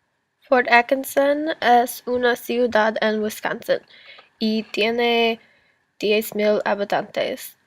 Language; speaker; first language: Spanish; non-native, learner; English